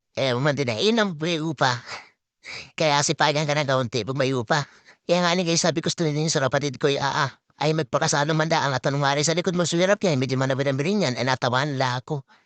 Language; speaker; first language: Filipino; native; Filipino